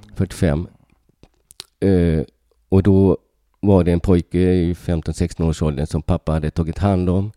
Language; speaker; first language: Swedish; early bilingual, other home language; Hungarian